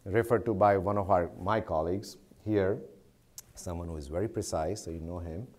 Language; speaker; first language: English; non-native, local second language; Gujarati